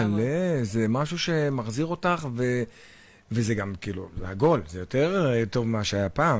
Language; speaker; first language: Hebrew; native; Hebrew